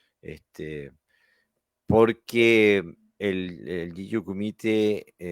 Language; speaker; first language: Spanish; native; Spanish